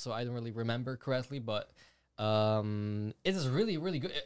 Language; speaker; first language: English; non-native, fluent; Slovak